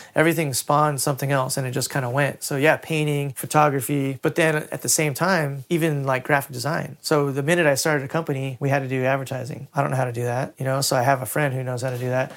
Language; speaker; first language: English; native; English